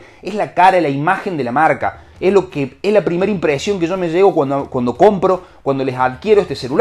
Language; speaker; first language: Spanish; native; Spanish